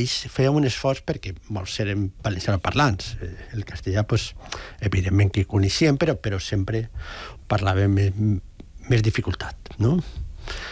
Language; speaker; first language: Catalan; early bilingual, other home language; Spanish